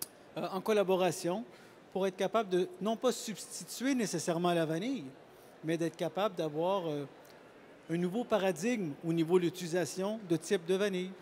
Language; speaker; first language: French; native; French